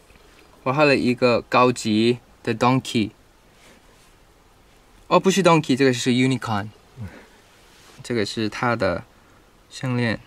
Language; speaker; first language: Chinese; non-native, fluent; Thai